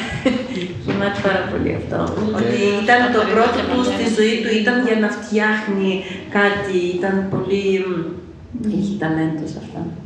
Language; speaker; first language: Greek; non-native, fluent; Ukrainian